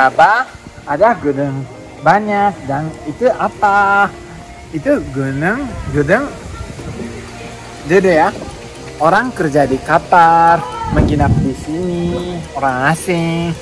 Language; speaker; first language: Indonesian; non-native, learner; Japanese